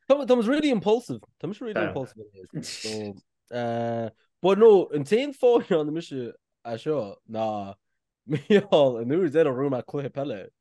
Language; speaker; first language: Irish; native; Irish